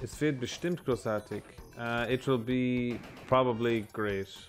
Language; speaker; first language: German; non-native, learner; English